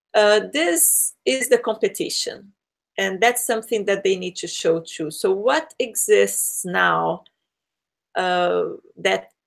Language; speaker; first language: English; non-native, fluent; Portuguese